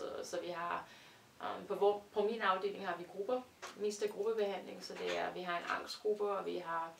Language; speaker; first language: Danish; non-native, fluent; English